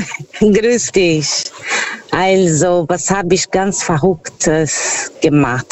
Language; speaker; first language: German; non-native, fluent; Portuguese